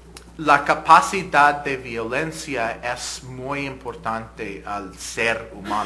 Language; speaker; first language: Spanish; non-native, fluent; English